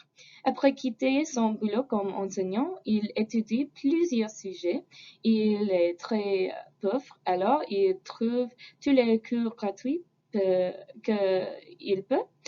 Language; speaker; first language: French; non-native, fluent; English